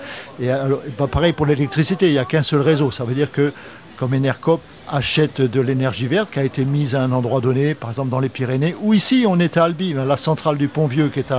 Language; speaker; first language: French; native; French